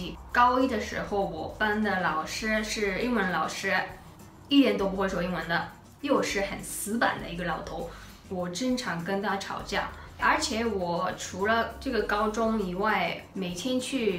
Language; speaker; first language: Chinese; non-native, fluent; Japanese